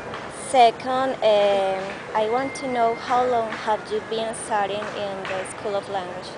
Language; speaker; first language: English; non-native, learner; Spanish